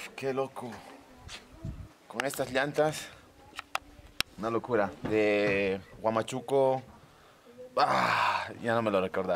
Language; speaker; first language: Spanish; native; Spanish